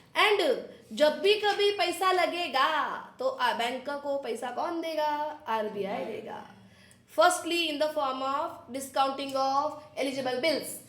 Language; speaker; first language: Hindi; non-native, local second language; Marathi